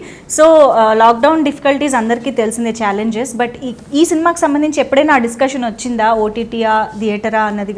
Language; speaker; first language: Telugu; native; Telugu